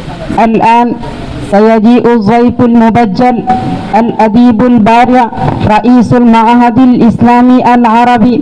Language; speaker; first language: Arabic; non-native, learner; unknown